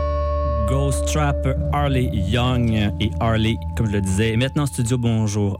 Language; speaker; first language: French; native; French